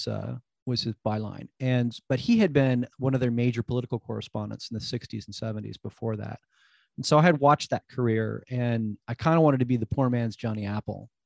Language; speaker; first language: English; native; English